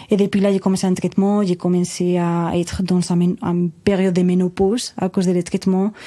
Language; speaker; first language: French; non-native, fluent; Spanish